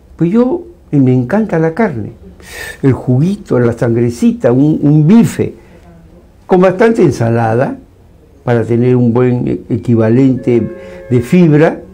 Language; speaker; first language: Spanish; native; Spanish